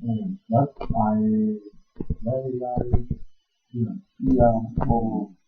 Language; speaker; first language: English; non-native, learner; Vietnamese